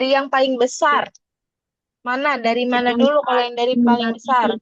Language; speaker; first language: Indonesian; native; Indonesian